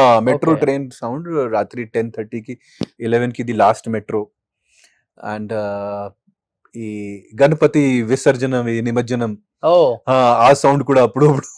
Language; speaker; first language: Telugu; non-native, fluent; Hindi